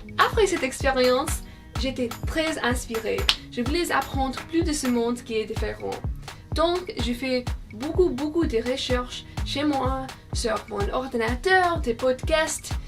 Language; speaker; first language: French; non-native, fluent; English